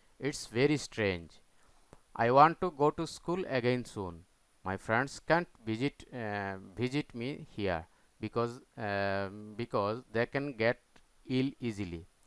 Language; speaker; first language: English; non-native, local second language; Bangla